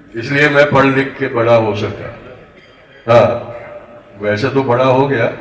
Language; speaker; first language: Hindi; non-native, local second language; Gujarati